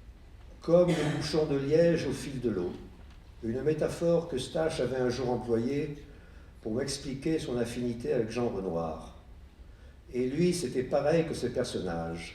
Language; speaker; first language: French; native; French